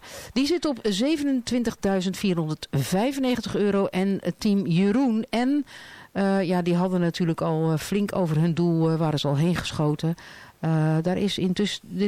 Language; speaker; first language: Dutch; native; Dutch